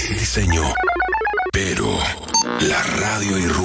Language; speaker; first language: Spanish; native; Spanish